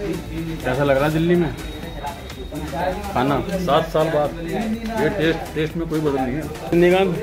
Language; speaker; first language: Hindi; non-native, local second language; Marathi